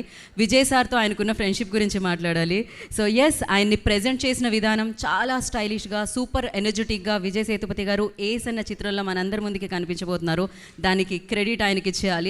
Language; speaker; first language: Telugu; native; Telugu